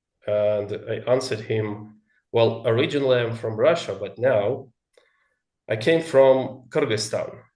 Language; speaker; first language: English; non-native, learner; Russian